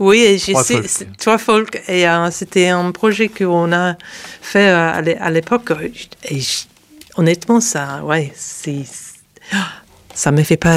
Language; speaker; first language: French; non-native, fluent; English